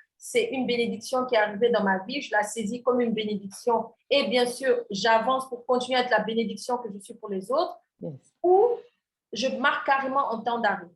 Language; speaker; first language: French; non-native, local second language; Wolof